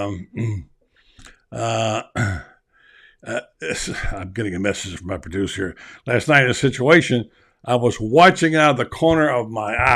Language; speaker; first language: English; native; English